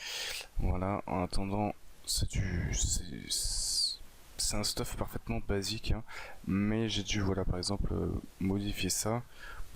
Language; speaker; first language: French; native; French